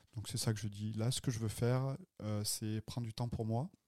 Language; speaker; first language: French; native; French